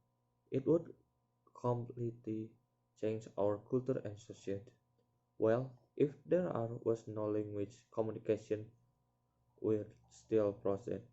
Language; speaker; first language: English; non-native, learner; Indonesian